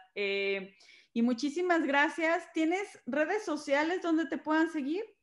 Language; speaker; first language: Spanish; native; Spanish